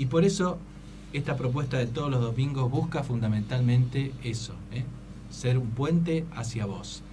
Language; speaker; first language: Spanish; native; Spanish